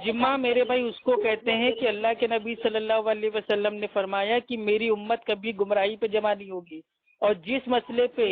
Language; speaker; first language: Hindi; native; Hindi